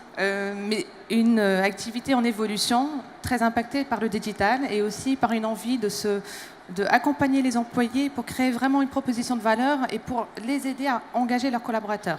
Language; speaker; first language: French; non-native, fluent; English